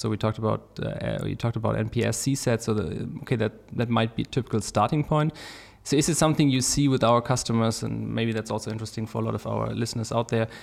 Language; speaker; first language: English; non-native, fluent; German